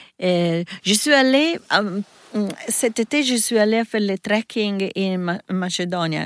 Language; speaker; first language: French; non-native, learner; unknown